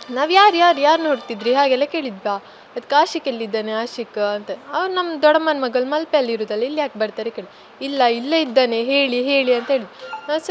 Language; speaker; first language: Kannada; non-native, local second language; Tulu